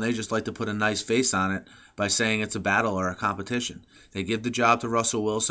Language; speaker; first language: English; native; English